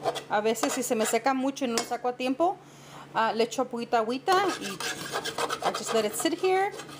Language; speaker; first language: Spanish; early bilingual, other home language; English